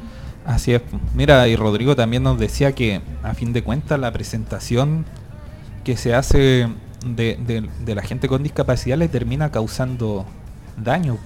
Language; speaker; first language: Spanish; native; Spanish